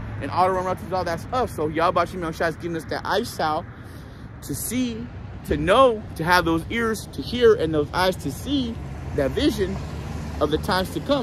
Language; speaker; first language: English; native; English